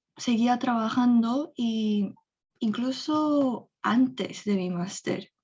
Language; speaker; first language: Spanish; non-native, fluent; Korean